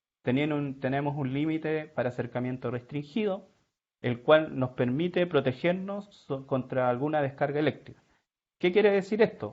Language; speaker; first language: Spanish; native; Spanish